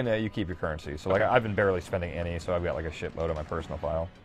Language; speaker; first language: English; native; English